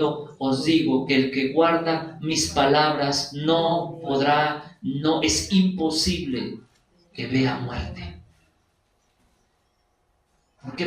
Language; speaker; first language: Spanish; native; Spanish